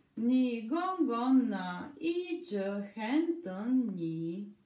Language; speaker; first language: Chinese; non-native, learner; Bulgarian